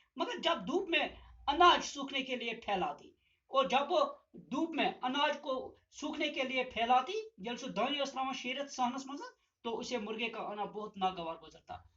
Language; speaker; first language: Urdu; non-native, local second language; Gujari